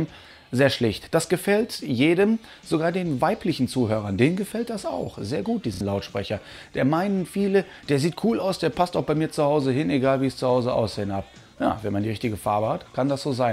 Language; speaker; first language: German; native; German